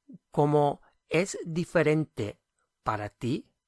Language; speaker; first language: English; native; English